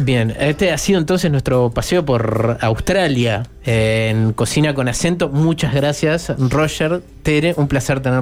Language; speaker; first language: Spanish; native; Spanish